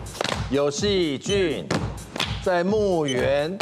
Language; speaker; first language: Chinese; native; Chinese